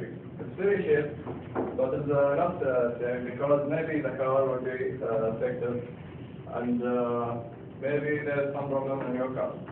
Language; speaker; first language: English; non-native, learner; Arabic